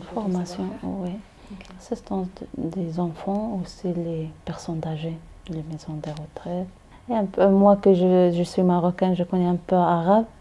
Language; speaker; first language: French; non-native, learner; Arabic